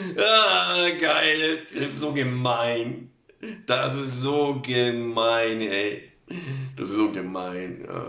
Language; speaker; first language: German; non-native, fluent; Polish